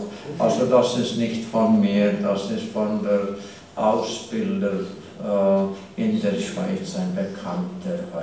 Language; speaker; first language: German; non-native, fluent; English